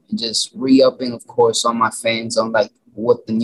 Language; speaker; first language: English; non-native, local second language; Filipino